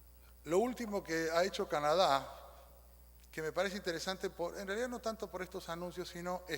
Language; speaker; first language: Spanish; native; Spanish